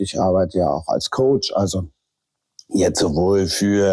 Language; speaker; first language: German; native; German